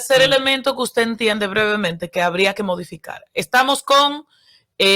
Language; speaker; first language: Spanish; native; Spanish